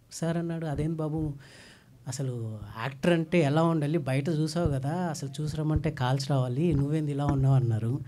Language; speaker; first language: Telugu; native; Telugu